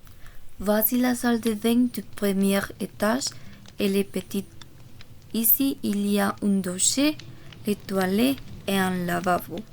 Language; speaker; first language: French; non-native, learner; Korean